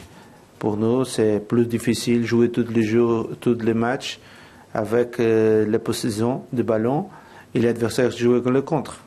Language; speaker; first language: French; non-native, learner; Portuguese